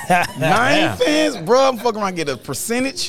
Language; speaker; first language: English; native; English